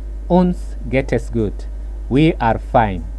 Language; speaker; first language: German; non-native, fluent; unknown